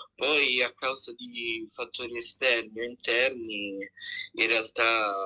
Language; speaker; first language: Italian; native; Italian